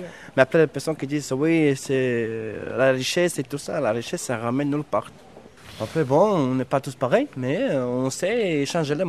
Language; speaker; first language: French; non-native, fluent; Serbian